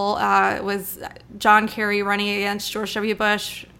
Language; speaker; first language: English; native; English